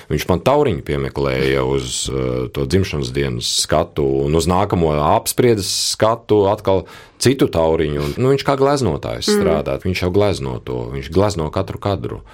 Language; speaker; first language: Latvian; native; Latvian